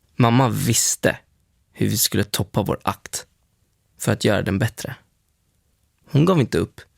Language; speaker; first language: Swedish; early bilingual, other home language; Spanish